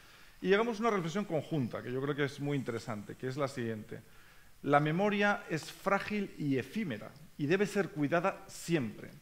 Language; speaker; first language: Spanish; native; Spanish